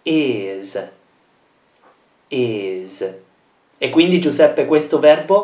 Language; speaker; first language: Italian; non-native, fluent; English